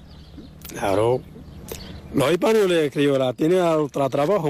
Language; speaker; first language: Spanish; non-native, learner; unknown